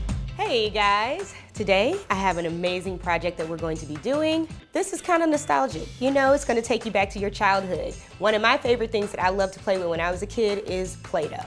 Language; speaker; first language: English; native; English